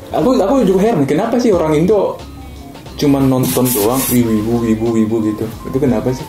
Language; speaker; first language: Indonesian; native; Indonesian